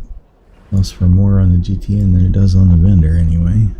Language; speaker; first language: English; native; English